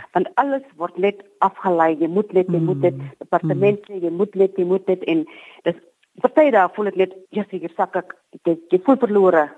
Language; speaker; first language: Afrikaans; native; Afrikaans